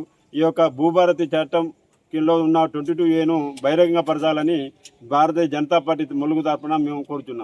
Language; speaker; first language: Telugu; native; Telugu